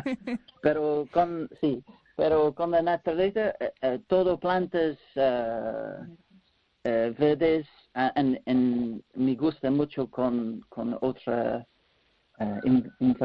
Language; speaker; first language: Spanish; non-native, learner; English